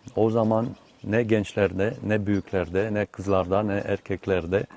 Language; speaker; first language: Turkish; non-native, fluent; Romanian